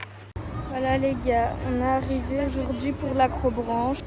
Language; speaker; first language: French; native; French